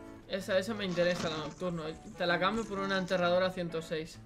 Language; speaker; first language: Spanish; native; Spanish